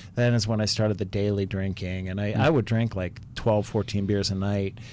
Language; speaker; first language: English; native; English